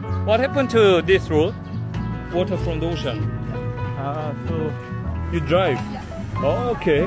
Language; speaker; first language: English; non-native, learner; Korean